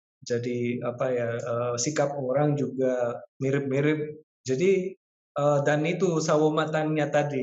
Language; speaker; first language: Indonesian; non-native, fluent; Spanish